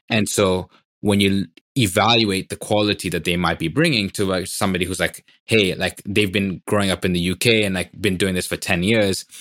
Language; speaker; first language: English; non-native, local second language; Swahili